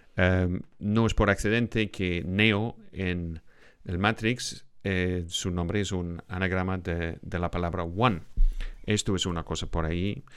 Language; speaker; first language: Spanish; non-native, fluent; English